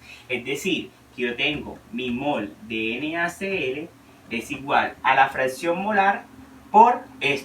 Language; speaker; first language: Spanish; native; Spanish